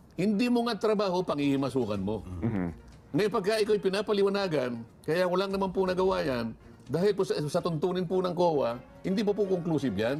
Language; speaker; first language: Filipino; non-native, local second language; Pampanga